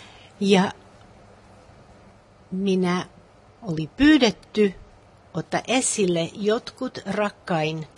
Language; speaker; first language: Finnish; non-native, learner; English